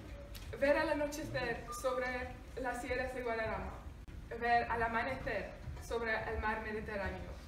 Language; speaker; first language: Spanish; non-native, learner; Afrikaans